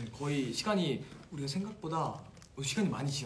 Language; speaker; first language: Korean; native; Korean